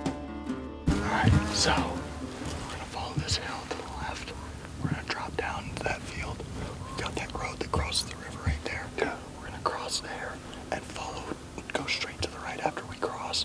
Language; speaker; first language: English; native; English